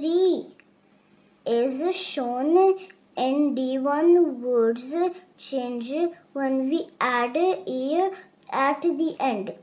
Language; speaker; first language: English; non-native, local second language; Urdu